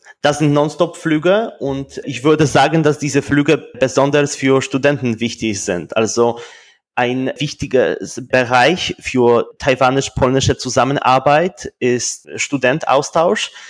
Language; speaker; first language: German; non-native, fluent; Polish